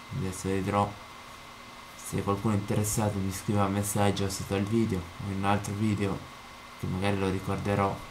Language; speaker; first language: Italian; native; Italian